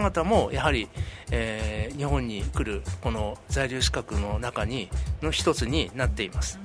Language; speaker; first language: Japanese; native; Japanese